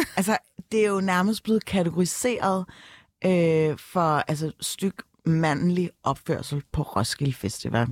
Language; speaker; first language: Danish; early bilingual, other home language; Turkish